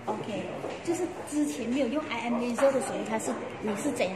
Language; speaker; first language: Chinese; native; Chinese